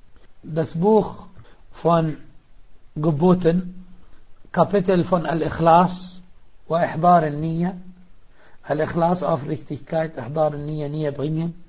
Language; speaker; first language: German; non-native, fluent; Arabic